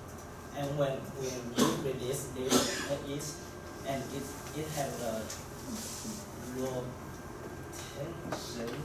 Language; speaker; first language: English; non-native, learner; Chinese